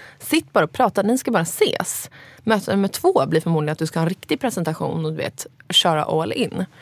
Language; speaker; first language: Swedish; early bilingual, other home language; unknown